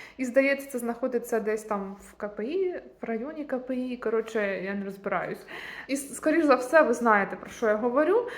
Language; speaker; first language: Ukrainian; native; Ukrainian